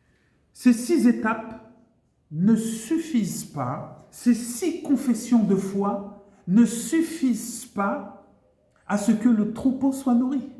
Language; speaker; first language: French; native; French